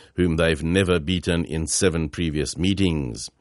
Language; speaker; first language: English; early bilingual, other home language; Afrikaans